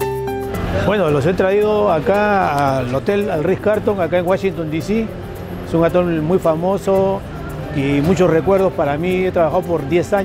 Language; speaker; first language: Spanish; native; Spanish